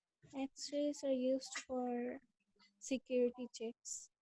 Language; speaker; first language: English; non-native, local second language; Bangla